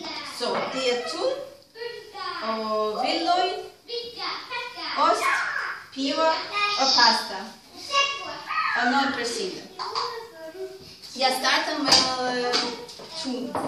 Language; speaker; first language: Danish; non-native, fluent; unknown